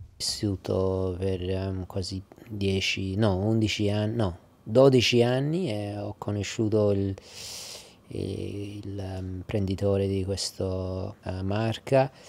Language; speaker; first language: Italian; early bilingual, heritage; English